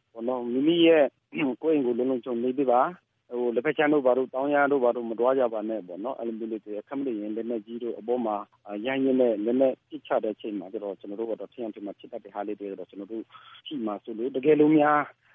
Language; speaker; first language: Burmese; non-native, local second language; Shwe Palaung